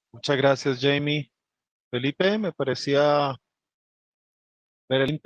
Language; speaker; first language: Spanish; native; Spanish